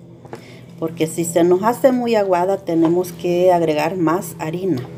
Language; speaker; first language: Spanish; native; Spanish